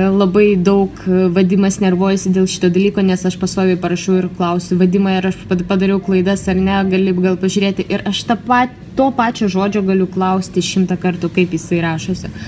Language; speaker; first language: Lithuanian; non-native, local second language; Russian